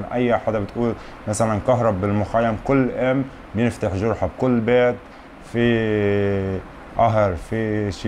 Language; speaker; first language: Arabic; native; Arabic